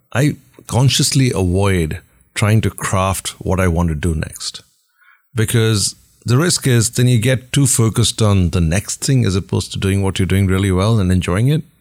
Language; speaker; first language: English; non-native, local second language; Hindi